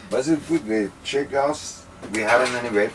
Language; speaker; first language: English; non-native, learner; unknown